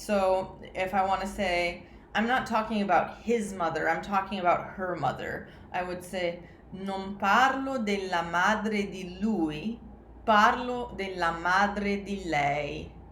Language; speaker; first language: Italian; non-native, fluent; English